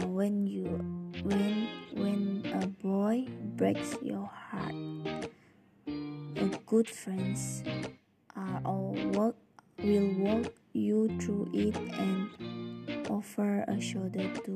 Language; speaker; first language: English; non-native, local second language; Malay